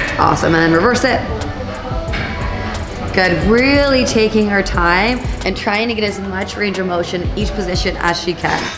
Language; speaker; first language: English; native; English